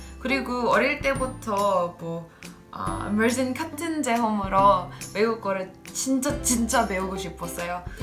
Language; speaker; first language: Korean; non-native, learner; English